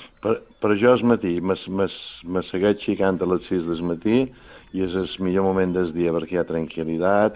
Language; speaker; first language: Catalan; native; Catalan